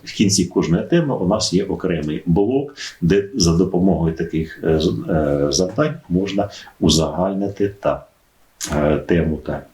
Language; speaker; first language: Ukrainian; native; Ukrainian